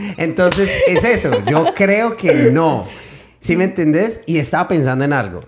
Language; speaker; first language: Spanish; early bilingual, heritage; Spanish